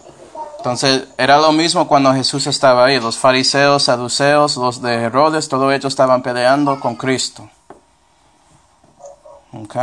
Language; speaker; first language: Spanish; non-native, fluent; English